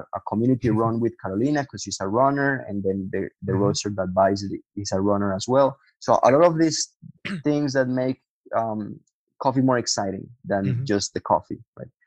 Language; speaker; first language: English; non-native, fluent; Spanish